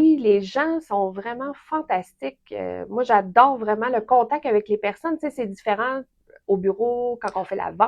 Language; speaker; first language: French; native; French